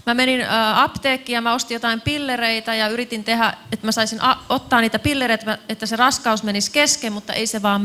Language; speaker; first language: Finnish; native; Finnish